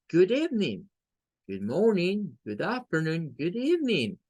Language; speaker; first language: English; non-native, learner; Spanish